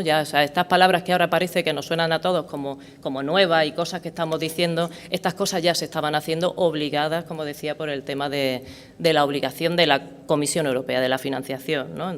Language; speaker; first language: Spanish; native; Spanish